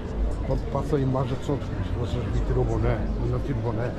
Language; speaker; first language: Portuguese; native; Portuguese